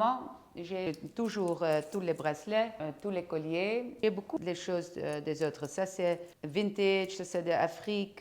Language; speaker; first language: French; non-native, fluent; Dutch